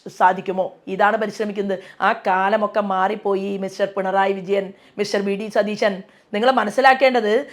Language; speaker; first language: Malayalam; native; Malayalam